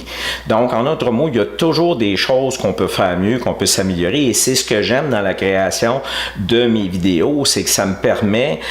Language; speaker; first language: French; native; French